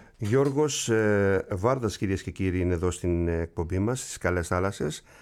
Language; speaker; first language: Greek; native; Greek